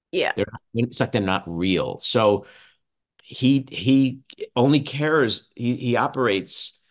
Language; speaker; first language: English; native; English